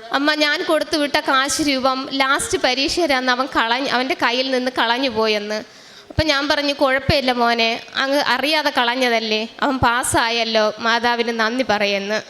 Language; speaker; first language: Malayalam; native; Malayalam